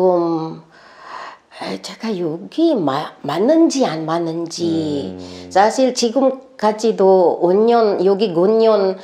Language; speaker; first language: Korean; non-native, learner; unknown